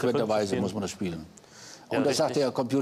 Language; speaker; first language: German; native; German